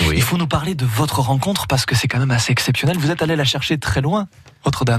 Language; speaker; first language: French; native; French